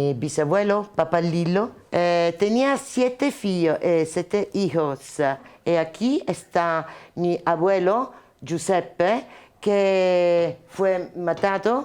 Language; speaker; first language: Spanish; non-native, learner; Italian